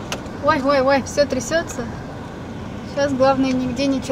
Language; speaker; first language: Russian; native; Russian